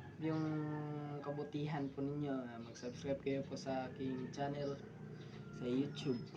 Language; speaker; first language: Filipino; non-native, local second language; Cebuano